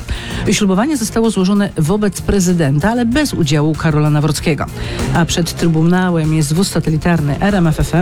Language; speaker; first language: Polish; native; Polish